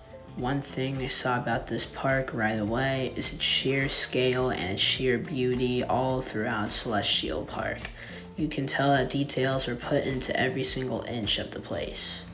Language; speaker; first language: English; native; English